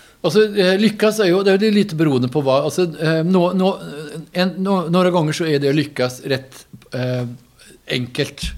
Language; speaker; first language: Swedish; native; Swedish